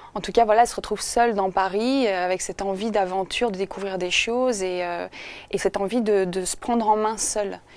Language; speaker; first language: French; native; French